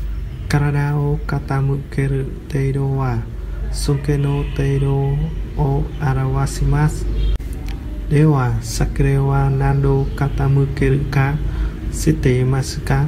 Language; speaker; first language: Japanese; non-native, learner; Vietnamese